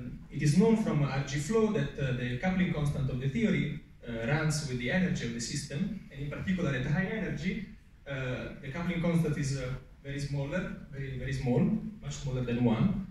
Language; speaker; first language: English; non-native, fluent; Italian